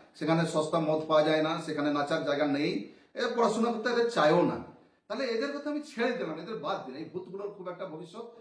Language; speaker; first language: Bangla; non-native, local second language; Santali